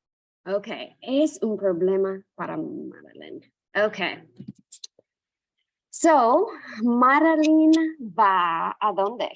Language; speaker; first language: Spanish; non-native, fluent; English